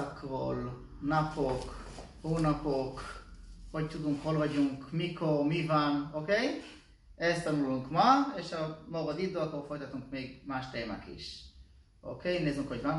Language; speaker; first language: Hungarian; non-native, learner; Hebrew